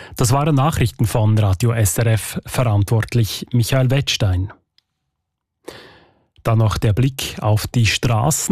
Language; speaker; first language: German; native; German